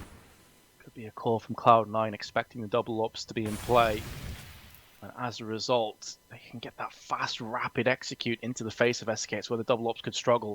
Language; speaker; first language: English; native; English